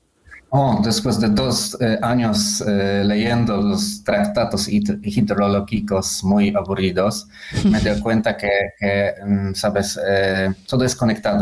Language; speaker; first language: Spanish; non-native, learner; Polish